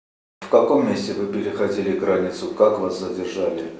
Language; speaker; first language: Russian; native; Russian